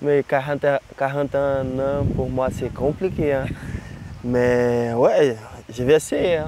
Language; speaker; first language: French; non-native, learner; Portuguese